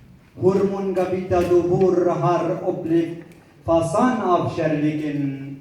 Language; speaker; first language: Swedish; non-native, learner; Kurdish